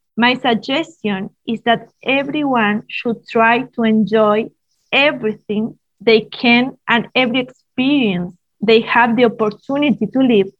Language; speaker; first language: English; non-native, fluent; Spanish